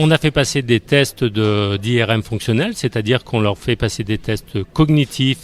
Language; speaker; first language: French; native; French